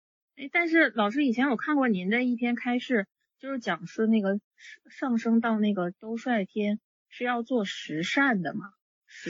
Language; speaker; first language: Chinese; native; Chinese